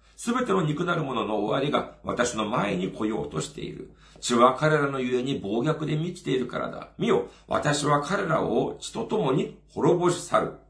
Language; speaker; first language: Japanese; non-native, fluent; Korean